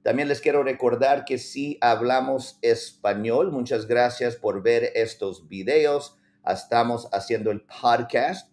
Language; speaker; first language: Spanish; early bilingual, heritage; Spanish